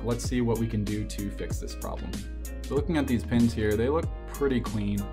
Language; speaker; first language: English; native; English